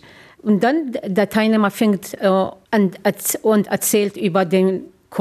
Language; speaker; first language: German; non-native, learner; Arabic